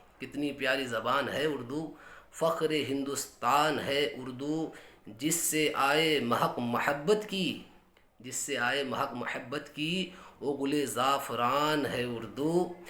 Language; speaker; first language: Urdu; native; Urdu